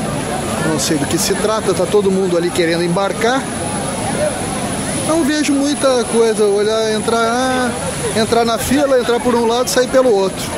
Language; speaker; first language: Portuguese; native; Portuguese